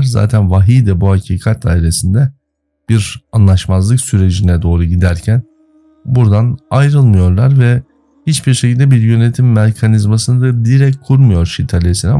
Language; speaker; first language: Turkish; native; Turkish